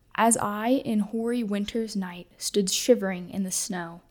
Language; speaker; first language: English; native; English